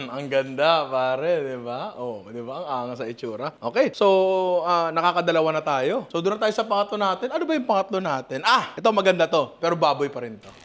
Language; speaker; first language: Filipino; native; Filipino